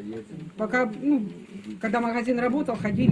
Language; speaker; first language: Russian; native; Russian